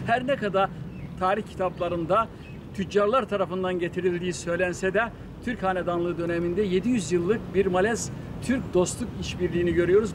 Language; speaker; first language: Turkish; native; Turkish